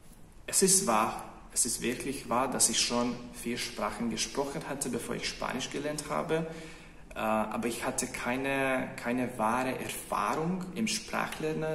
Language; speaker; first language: German; non-native, fluent; Hungarian